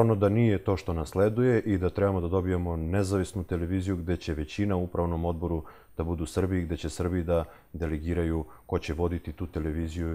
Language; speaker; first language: Serbian; native; Serbian